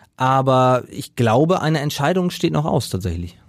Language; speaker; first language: German; native; German